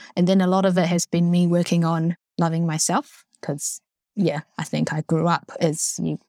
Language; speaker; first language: English; native; English